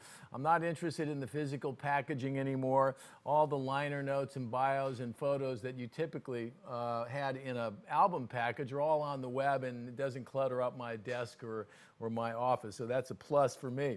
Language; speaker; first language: English; native; English